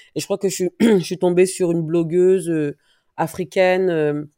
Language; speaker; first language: French; native; French